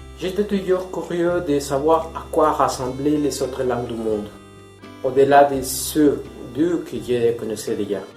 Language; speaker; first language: French; non-native, fluent; Spanish